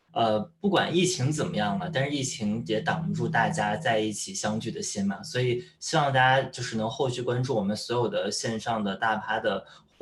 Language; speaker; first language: Chinese; native; Chinese